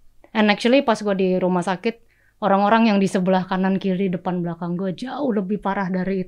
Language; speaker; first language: Indonesian; native; Indonesian